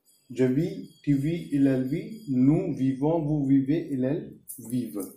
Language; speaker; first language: French; non-native, learner; Hindi